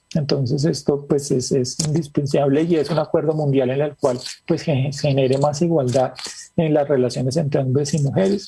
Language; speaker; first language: Spanish; native; Spanish